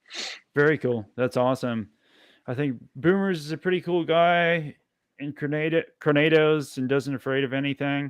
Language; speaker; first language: English; native; English